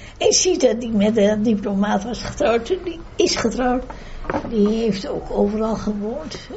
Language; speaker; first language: Dutch; native; Dutch